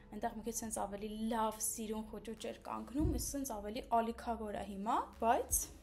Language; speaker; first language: Armenian; early bilingual, heritage; Armenian